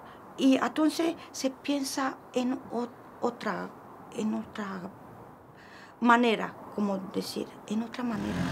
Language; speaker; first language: Spanish; non-native, learner; Romanian